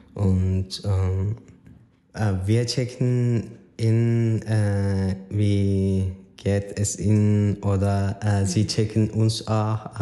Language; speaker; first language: German; non-native, fluent; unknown